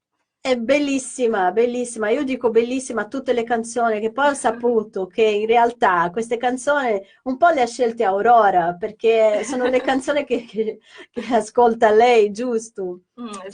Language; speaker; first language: Italian; non-native, fluent; Portuguese